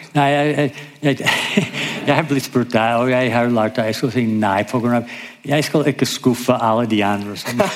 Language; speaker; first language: Norwegian; non-native, fluent; English